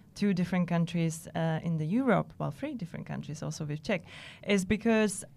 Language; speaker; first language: English; non-native, fluent; Czech